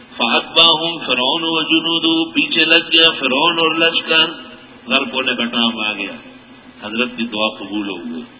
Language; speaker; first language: Urdu; non-native, local second language; Pashto